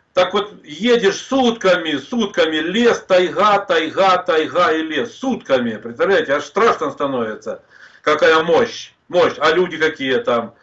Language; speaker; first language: Russian; native; Russian